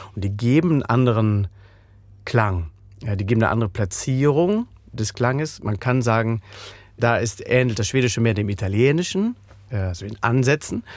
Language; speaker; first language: German; native; German